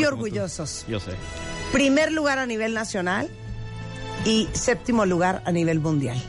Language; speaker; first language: Spanish; native; Spanish